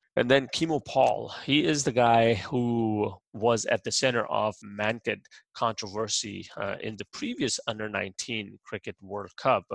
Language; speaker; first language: English; non-native, local second language; Urdu